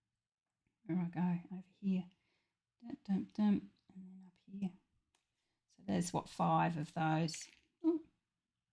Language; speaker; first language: English; native; English